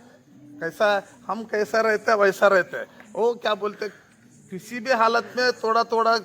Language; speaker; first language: Hindi; non-native, local second language; Kannada